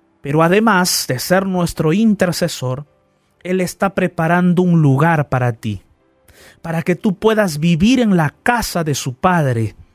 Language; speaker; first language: Spanish; native; Spanish